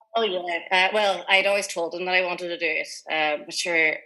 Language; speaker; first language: English; native; English